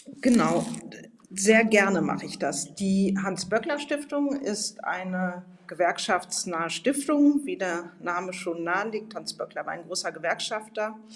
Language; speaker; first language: German; native; German